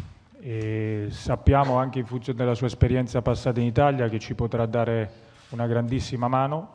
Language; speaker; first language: Italian; native; Italian